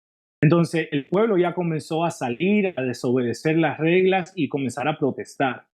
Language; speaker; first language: Spanish; early bilingual, heritage; Spanish